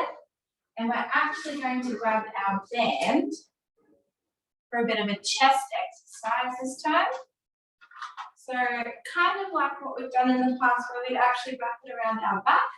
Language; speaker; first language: English; native; English